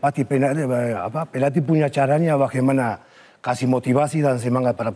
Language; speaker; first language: Indonesian; non-native, fluent; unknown